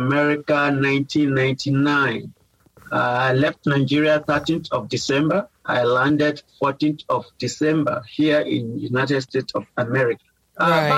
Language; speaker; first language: English; non-native, local second language; Yoruba